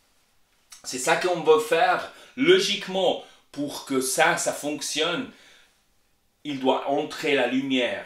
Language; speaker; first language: French; non-native, learner; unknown